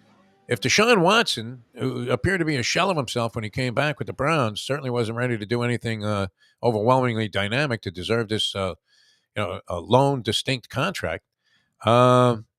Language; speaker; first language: English; native; English